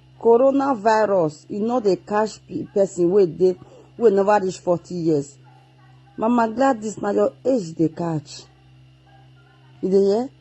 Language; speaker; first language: Nigerian Pidgin; non-native, local second language; Igbo